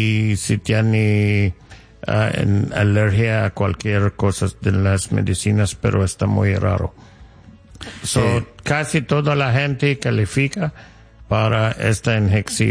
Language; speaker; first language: Spanish; non-native, learner; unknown